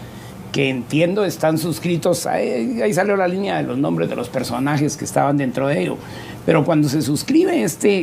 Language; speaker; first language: Spanish; native; Spanish